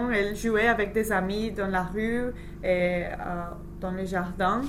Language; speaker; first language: French; non-native, learner; English